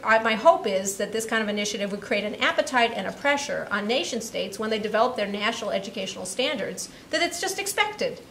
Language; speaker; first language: English; native; English